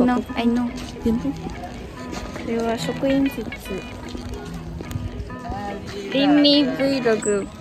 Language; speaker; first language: English; non-native, learner; Japanese